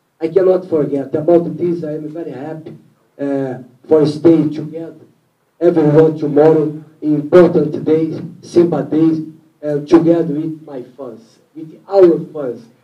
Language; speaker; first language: English; non-native, learner; Portuguese